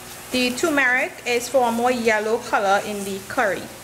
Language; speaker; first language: English; native; English